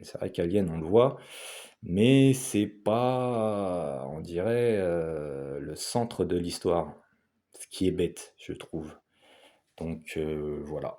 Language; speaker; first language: French; native; French